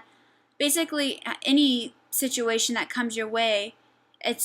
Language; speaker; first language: English; native; English